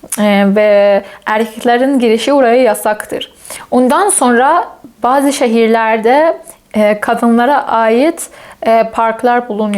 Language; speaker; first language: Turkish; non-native, fluent; Persian